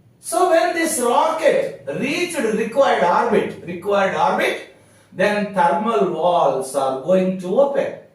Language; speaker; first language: English; non-native, local second language; Telugu